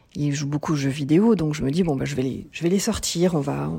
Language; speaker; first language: French; native; French